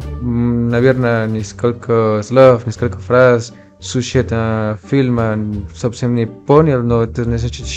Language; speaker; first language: Russian; non-native, fluent; Spanish